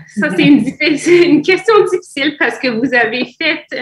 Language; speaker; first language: French; non-native, fluent; English